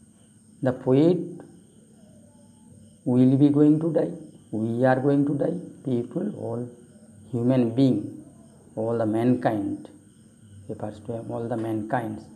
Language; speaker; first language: English; non-native, local second language; Bangla